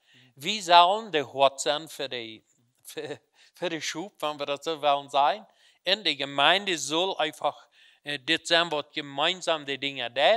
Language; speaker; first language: German; non-native, learner; Plautdietsch